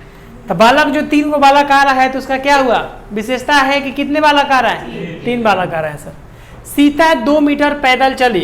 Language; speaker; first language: Hindi; non-native, local second language; Bhojpuri